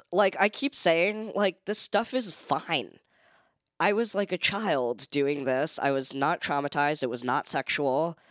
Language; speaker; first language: English; native; English